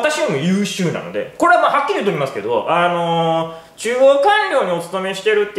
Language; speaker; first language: Japanese; native; Japanese